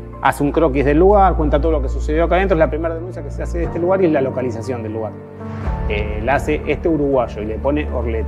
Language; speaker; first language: Spanish; native; Spanish